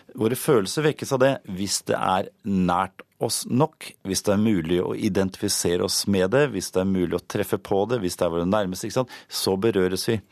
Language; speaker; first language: Norwegian; native; Norwegian